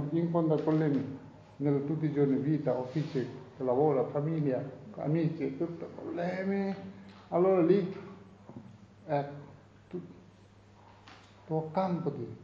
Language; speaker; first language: Italian; non-native, learner; Tibetan